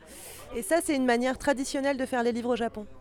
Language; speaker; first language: French; native; French